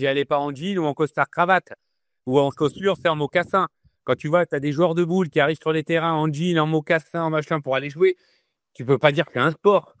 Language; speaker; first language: French; native; French